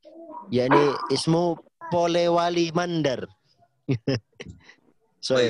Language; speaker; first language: Arabic; non-native, fluent; Indonesian